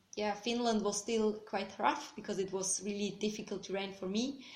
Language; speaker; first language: English; non-native, fluent; Swiss German